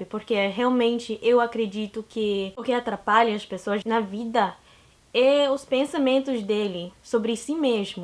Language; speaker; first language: Portuguese; non-native, learner; English